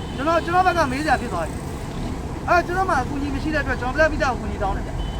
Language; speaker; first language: Burmese; non-native, local second language; Tedim Chin